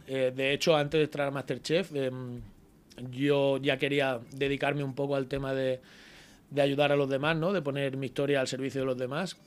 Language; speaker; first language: Spanish; native; Spanish